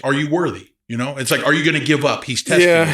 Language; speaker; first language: English; native; English